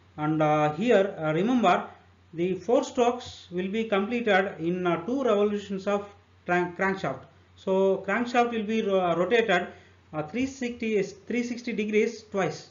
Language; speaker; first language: English; non-native, local second language; Telugu